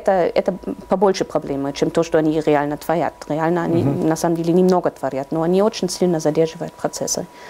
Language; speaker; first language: Russian; non-native, fluent; German